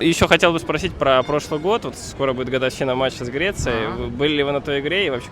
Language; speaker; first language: Russian; native; Russian